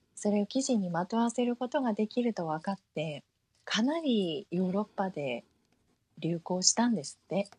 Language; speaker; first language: Japanese; early bilingual, heritage; Japanese